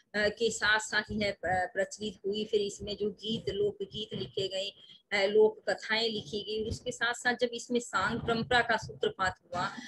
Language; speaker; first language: Hindi; native; Hindi